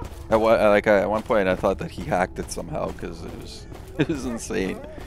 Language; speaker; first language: English; early bilingual, other home language; Russian